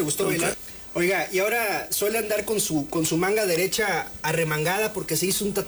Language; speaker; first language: Spanish; native; Spanish